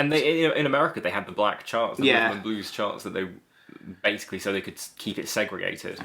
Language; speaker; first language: English; native; English